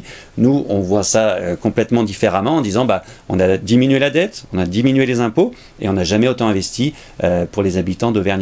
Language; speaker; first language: French; native; French